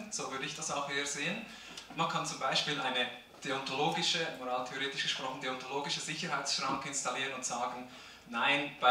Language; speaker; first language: German; native; German